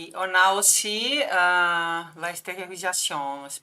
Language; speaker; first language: French; non-native, fluent; Portuguese